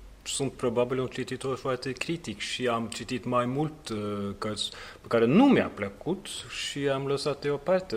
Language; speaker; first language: Romanian; non-native, fluent; Norwegian